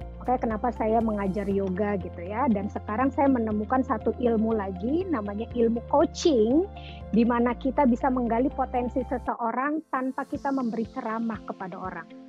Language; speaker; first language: Indonesian; native; Indonesian